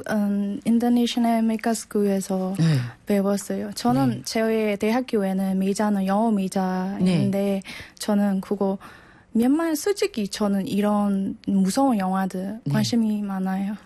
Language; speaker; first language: Korean; non-native, learner; Burmese